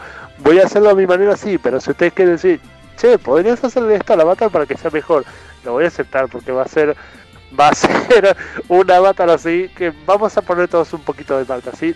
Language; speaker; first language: Spanish; native; Spanish